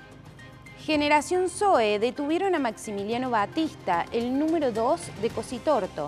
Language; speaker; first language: Spanish; native; Spanish